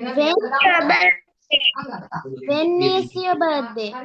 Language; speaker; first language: English; non-native, learner; Sinhala